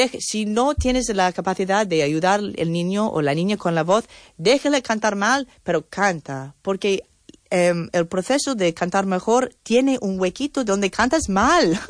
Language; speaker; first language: Spanish; non-native, fluent; English